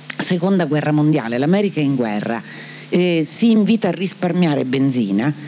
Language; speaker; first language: Italian; native; Italian